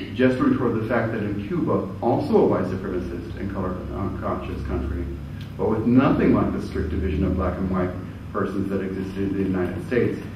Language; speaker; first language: English; native; English